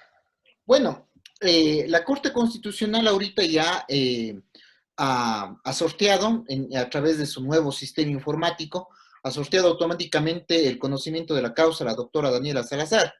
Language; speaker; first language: Spanish; native; Spanish